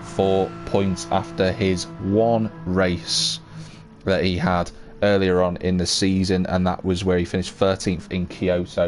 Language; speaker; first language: English; native; English